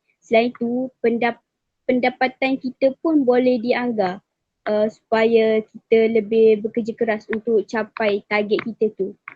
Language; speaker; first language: Malay; native; Malay